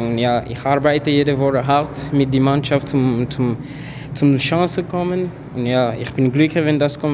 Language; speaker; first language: German; non-native, learner; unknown